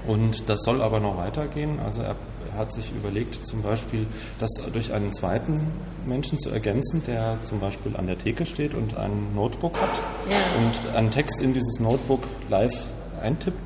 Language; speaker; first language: German; native; German